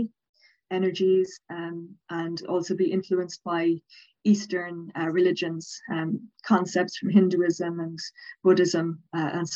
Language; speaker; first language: English; native; English